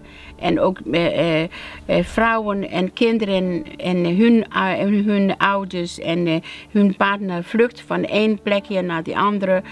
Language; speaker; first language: Dutch; non-native, learner; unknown